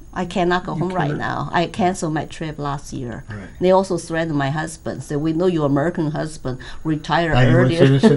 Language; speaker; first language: English; non-native, fluent; Chinese